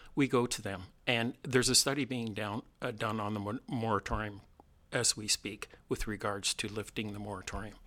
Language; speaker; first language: English; native; English